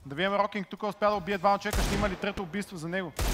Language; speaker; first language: Bulgarian; native; Bulgarian